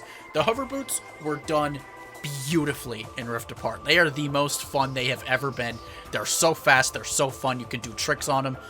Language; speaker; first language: English; native; English